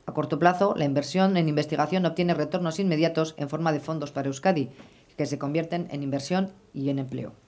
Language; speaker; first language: Spanish; native; Spanish